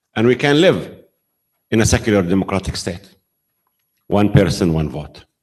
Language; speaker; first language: English; non-native, fluent; Arabic